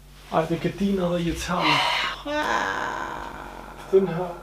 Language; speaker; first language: Danish; early bilingual, other home language; Turkish